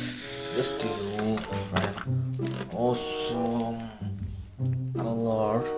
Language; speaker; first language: English; non-native, learner; Indonesian